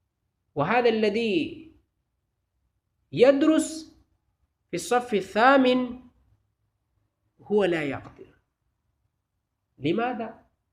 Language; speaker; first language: Arabic; non-native, fluent; Urdu